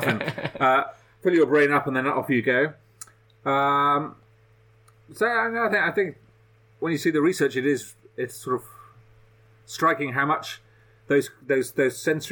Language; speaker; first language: English; native; English